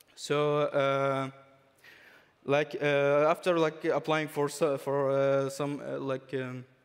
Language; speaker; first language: English; non-native, fluent; Arabic